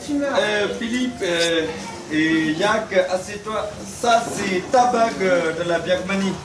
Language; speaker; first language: French; non-native, learner; Burmese